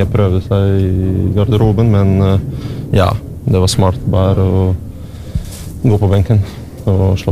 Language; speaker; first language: Norwegian; non-native, learner; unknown